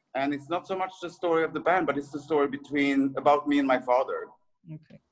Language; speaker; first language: English; early bilingual, other home language; French